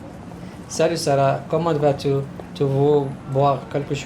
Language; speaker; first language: French; non-native, learner; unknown